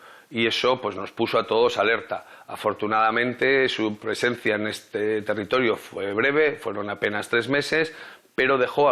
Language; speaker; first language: Spanish; native; Spanish